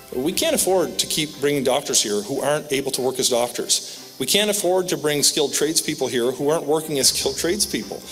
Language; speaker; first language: English; native; English